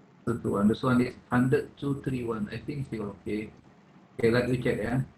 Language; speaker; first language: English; non-native, fluent; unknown